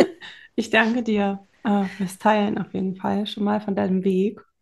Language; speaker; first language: German; native; German